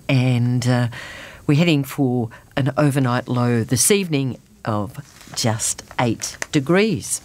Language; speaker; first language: English; native; English